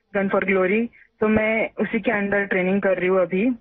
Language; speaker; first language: Hindi; non-native, local second language; Marathi